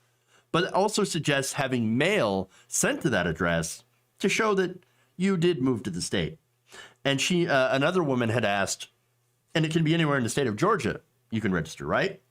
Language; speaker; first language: English; native; English